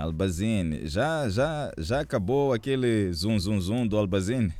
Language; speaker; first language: Portuguese; native; Portuguese